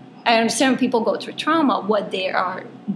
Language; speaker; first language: English; non-native, fluent; Bosnian